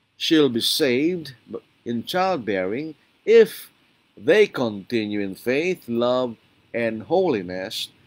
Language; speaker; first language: English; non-native, local second language; Filipino